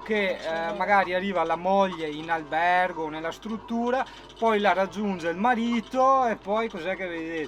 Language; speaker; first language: Italian; native; Italian